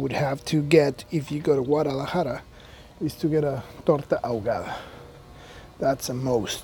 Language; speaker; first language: English; non-native, fluent; Spanish